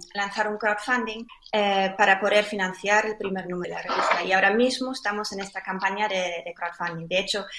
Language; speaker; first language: Spanish; non-native, fluent; German